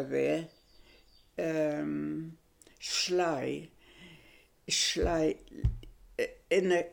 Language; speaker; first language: English; non-native, fluent; German